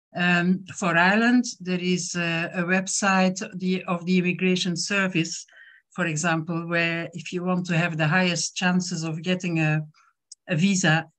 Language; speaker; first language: English; non-native, fluent; French